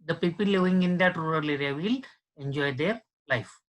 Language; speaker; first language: English; non-native, local second language; Marathi